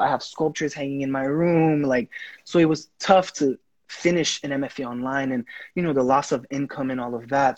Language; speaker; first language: English; non-native, fluent; Haitian Creole